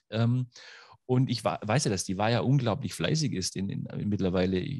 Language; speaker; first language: German; native; German